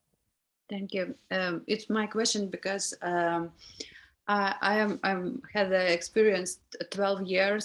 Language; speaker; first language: English; non-native, learner; Ukrainian